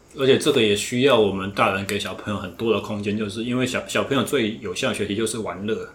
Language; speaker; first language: Chinese; native; Chinese